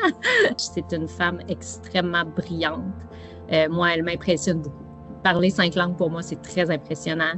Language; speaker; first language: French; native; French